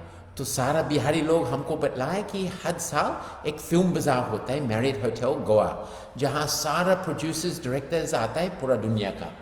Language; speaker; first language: Hindi; non-native, fluent; English